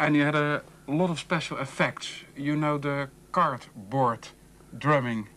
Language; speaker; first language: English; non-native, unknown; Dutch